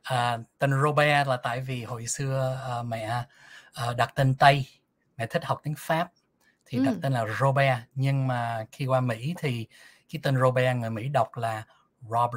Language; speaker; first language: Vietnamese; early bilingual, other home language; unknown